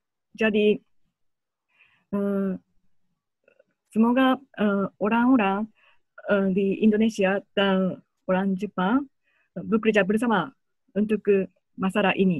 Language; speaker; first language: Indonesian; non-native, learner; Japanese